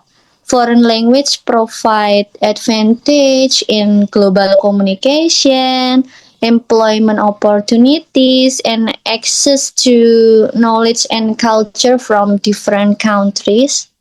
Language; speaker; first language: English; non-native, learner; Indonesian